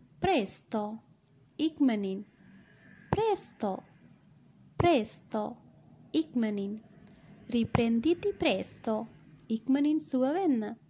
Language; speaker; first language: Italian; non-native, fluent; Sinhala